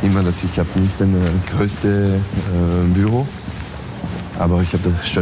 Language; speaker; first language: German; non-native, learner; French